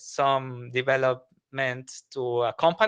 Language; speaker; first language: English; non-native, learner; Spanish